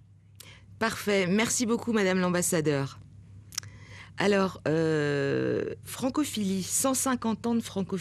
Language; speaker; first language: French; native; French